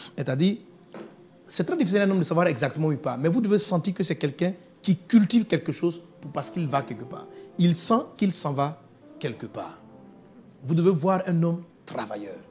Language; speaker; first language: French; non-native, local second language; Dyula